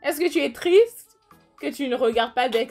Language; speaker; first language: French; non-native, fluent; English